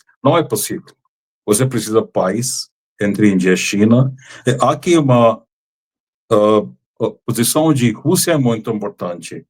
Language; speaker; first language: Portuguese; non-native, fluent; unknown